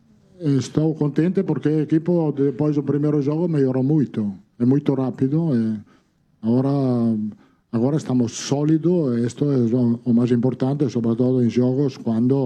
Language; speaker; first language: Portuguese; non-native, fluent; Italian